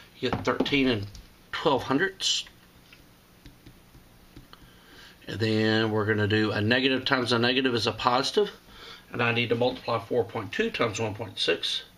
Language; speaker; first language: English; native; English